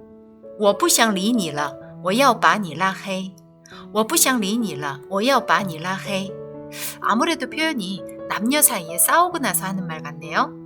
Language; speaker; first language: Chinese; non-native, fluent; Korean